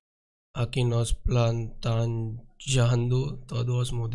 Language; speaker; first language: Portuguese; non-native, learner; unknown